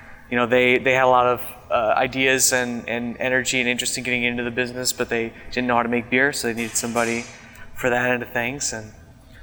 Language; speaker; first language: English; native; English